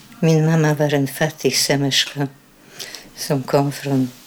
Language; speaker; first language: Swedish; non-native, fluent; Polish